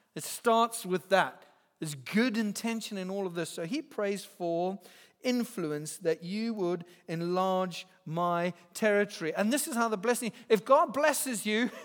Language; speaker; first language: English; native; English